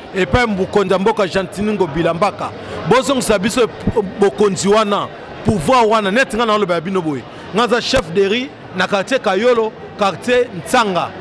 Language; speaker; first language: Lingala; native; Lingala